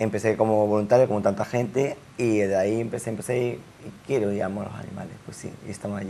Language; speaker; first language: Spanish; native; Spanish